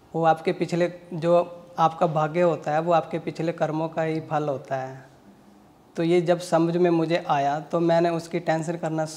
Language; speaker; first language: Hindi; native; Hindi